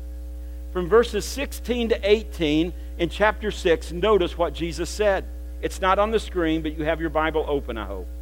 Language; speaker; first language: English; native; English